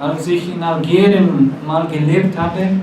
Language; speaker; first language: German; non-native, fluent; Portuguese